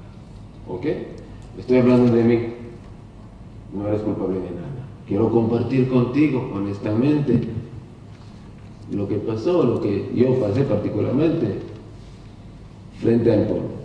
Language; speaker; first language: Spanish; non-native, learner; Hebrew